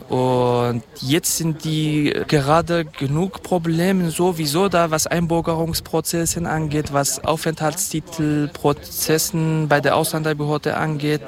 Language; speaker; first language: German; non-native, fluent; Kurdish